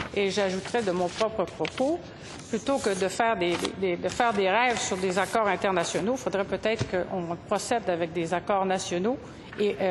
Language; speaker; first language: French; native; French